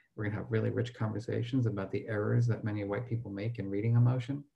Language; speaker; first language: English; native; English